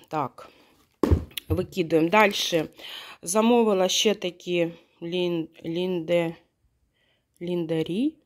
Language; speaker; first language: Ukrainian; non-native, local second language; Russian